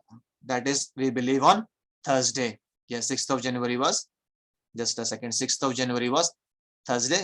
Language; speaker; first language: English; non-native, local second language; Hindi